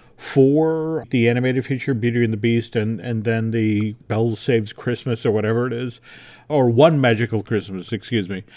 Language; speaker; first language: English; native; English